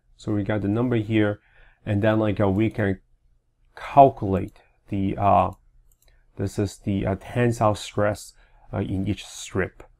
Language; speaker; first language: English; non-native, fluent; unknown